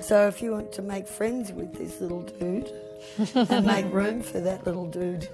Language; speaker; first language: English; native; English